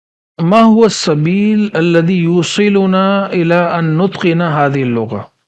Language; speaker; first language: Arabic; non-native, fluent; Urdu